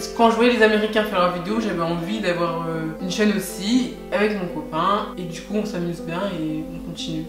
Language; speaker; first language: French; early bilingual, other home language; Haitian Creole